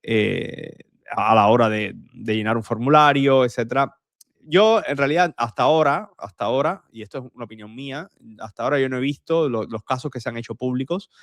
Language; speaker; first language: Spanish; native; Spanish